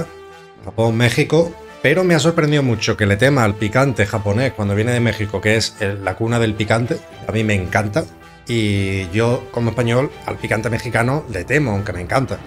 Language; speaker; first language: Spanish; native; Spanish